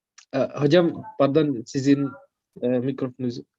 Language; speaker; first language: Turkish; non-native, fluent; Indonesian